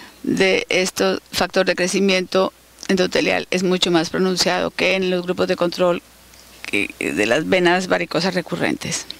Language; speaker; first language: Spanish; native; Spanish